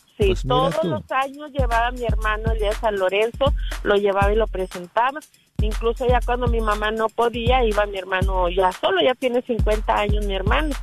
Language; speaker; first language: Spanish; native; Spanish